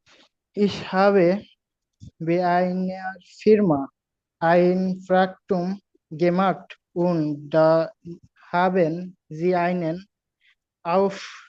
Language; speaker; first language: German; non-native, learner; Bangla